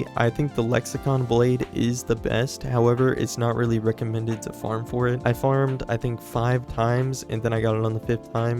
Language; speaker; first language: English; native; English